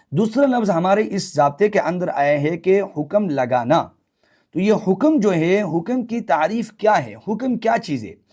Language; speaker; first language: Urdu; non-native, local second language; Pashto